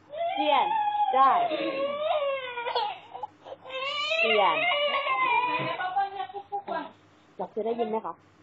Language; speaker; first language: Chinese; non-native, learner; Thai